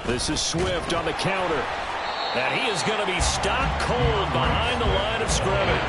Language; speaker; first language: English; native; English